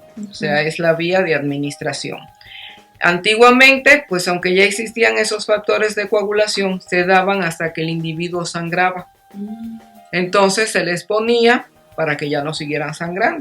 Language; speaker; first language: Spanish; native; Spanish